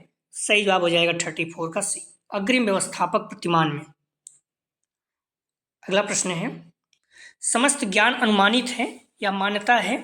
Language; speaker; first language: Hindi; native; Hindi